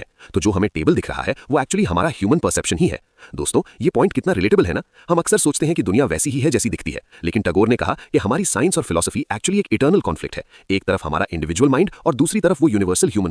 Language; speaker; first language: Hindi; native; Hindi